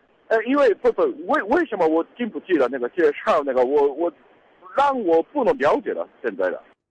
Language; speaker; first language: Chinese; non-native, learner; Japanese